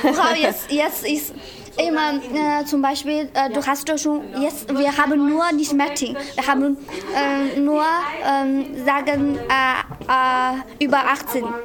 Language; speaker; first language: German; non-native, learner; Chinese